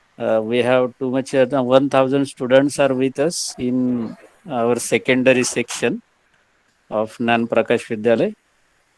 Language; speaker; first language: English; non-native, learner; Marathi